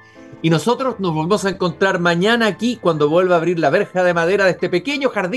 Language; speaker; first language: Spanish; native; Spanish